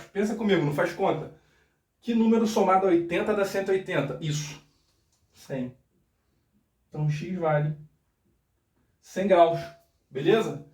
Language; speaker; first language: Portuguese; native; Portuguese